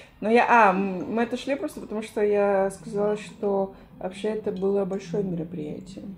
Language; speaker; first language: Russian; non-native, fluent; Spanish